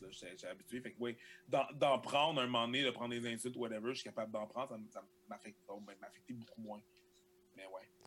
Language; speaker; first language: French; early bilingual, other home language; Haitian Creole